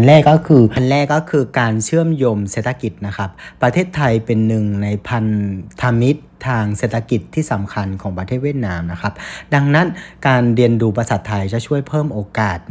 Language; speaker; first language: Thai; non-native, fluent; Vietnamese